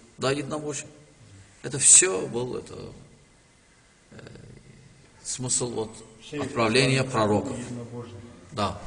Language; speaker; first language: Russian; non-native, learner; Azerbaijani